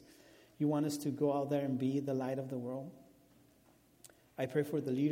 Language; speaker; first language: English; non-native, fluent; Spanish